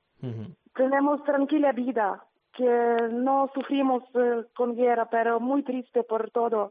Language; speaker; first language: Spanish; non-native, learner; Ukrainian